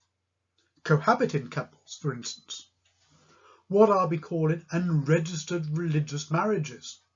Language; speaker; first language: English; native; English